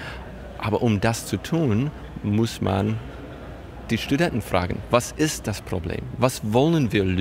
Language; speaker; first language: German; non-native, fluent; English